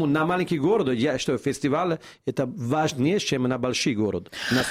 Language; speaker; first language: Russian; non-native, fluent; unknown